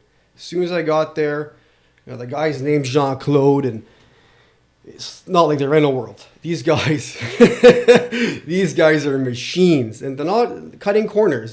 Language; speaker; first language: English; non-native, local second language; French